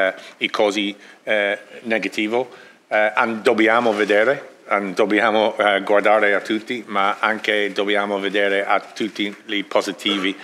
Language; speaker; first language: Italian; non-native, learner; English